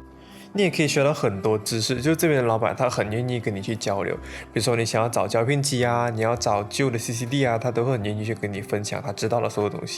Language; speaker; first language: Chinese; native; Chinese